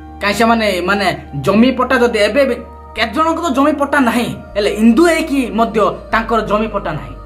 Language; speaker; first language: Odia; non-native, local second language; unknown